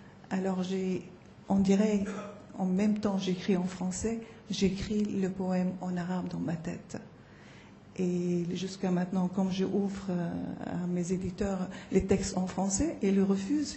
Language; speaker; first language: French; non-native, fluent; Arabic